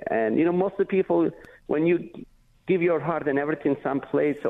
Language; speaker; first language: English; non-native, fluent; Turkish